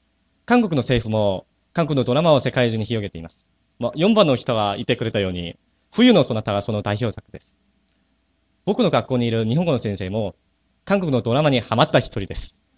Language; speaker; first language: Japanese; non-native, fluent; Korean